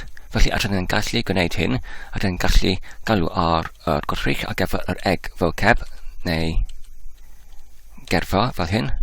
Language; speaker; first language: Welsh; non-native, learner; English